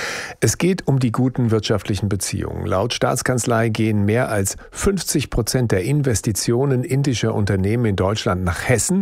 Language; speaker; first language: German; native; German